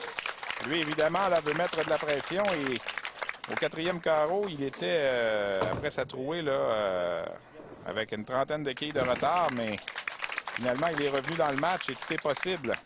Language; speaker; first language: French; native; French